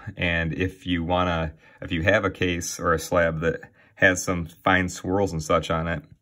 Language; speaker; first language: English; native; English